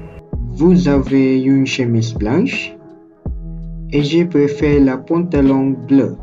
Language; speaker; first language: French; non-native, learner; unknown